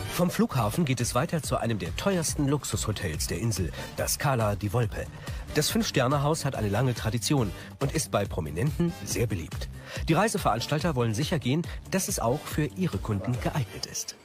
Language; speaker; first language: German; native; German